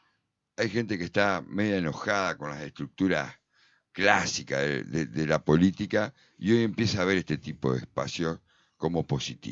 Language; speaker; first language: Spanish; native; Spanish